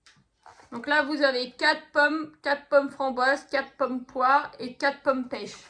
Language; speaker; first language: French; native; French